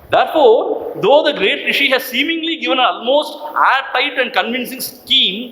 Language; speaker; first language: English; non-native, local second language; Tamil